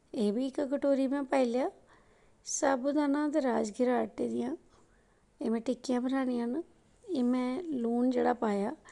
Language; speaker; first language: Punjabi; non-native, local second language; Dogri